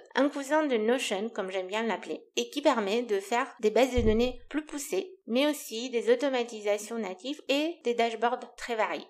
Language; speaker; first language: French; non-native, fluent; Romanian